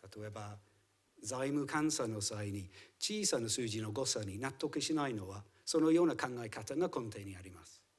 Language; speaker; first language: Japanese; non-native, fluent; English